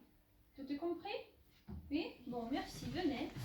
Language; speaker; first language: French; non-native, fluent; Ukrainian